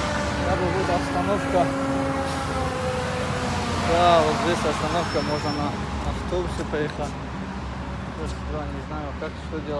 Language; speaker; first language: Russian; non-native, fluent; Tajik